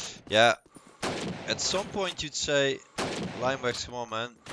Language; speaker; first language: English; non-native, fluent; Dutch